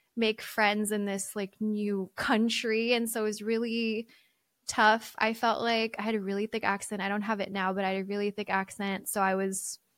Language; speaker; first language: English; early bilingual, other home language; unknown